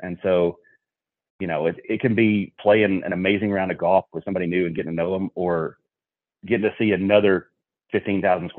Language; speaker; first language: English; native; English